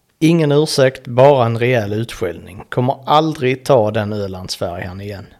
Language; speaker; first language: Swedish; native; Swedish